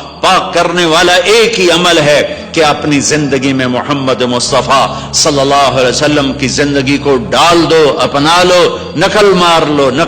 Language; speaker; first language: Urdu; non-native, local second language; Punjabi